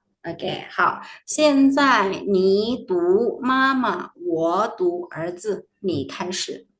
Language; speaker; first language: Chinese; non-native, fluent; Indonesian